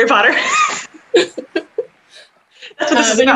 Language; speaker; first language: English; native; English